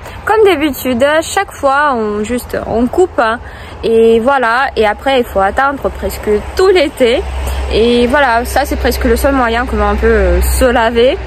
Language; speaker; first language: French; non-native, fluent; Russian